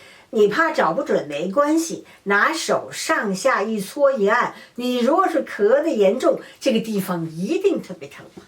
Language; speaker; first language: Chinese; native; Chinese